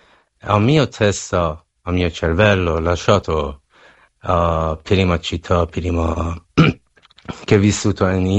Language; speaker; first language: Italian; non-native, learner; Persian